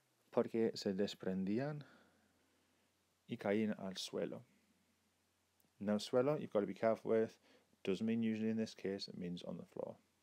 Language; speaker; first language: English; native; English